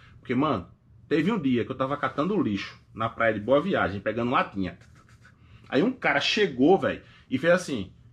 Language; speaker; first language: Portuguese; native; Portuguese